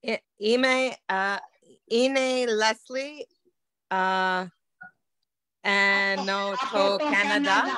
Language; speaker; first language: Greek; non-native, learner; English